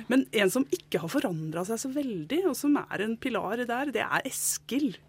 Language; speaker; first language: Norwegian; native; Norwegian